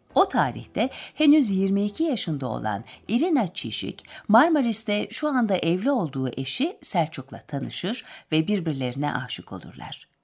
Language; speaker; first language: Turkish; native; Turkish